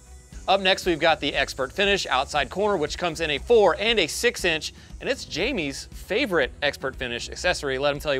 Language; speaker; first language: English; native; English